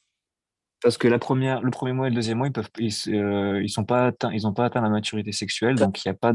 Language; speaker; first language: French; native; French